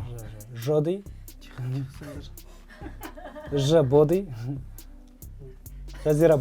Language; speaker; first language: Russian; non-native, local second language; Kazakh